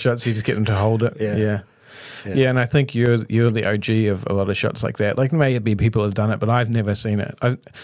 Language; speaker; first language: English; native; English